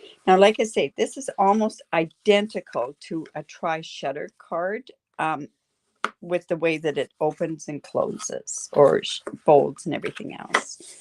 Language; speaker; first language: English; native; English